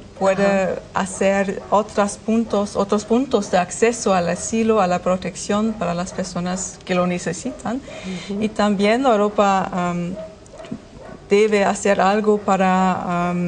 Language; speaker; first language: Spanish; non-native, fluent; German